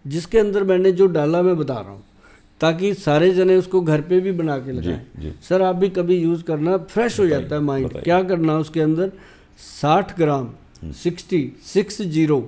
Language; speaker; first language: Hindi; native; Hindi